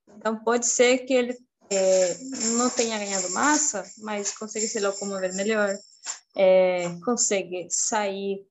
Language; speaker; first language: Portuguese; non-native, fluent; Spanish